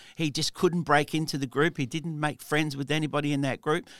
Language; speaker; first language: English; early bilingual, other home language; Italian